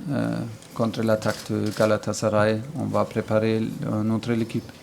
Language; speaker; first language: French; non-native, learner; German